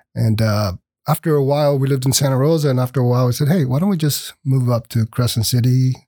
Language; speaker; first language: English; early bilingual, other home language; Spanish